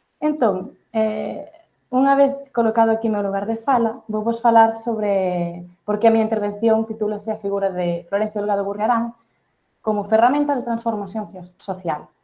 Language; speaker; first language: Galician; early bilingual, heritage; Catalan